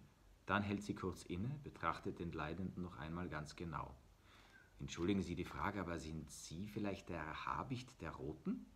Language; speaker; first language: German; native; German